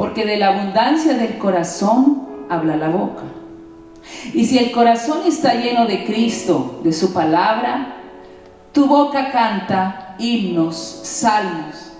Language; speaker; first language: Spanish; native; Spanish